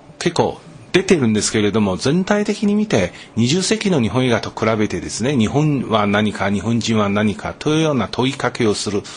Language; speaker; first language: Japanese; non-native, fluent; Chinese